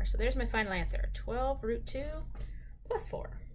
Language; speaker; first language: English; native; English